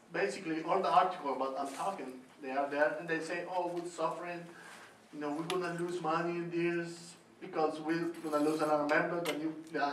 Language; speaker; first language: English; non-native, learner; Spanish